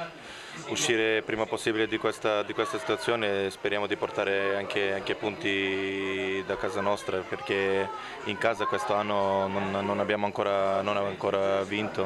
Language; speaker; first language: Italian; non-native, fluent; Macedonian